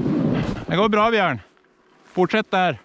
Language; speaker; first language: Swedish; native; Swedish